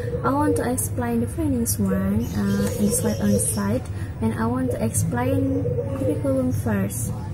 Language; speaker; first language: English; non-native, fluent; Indonesian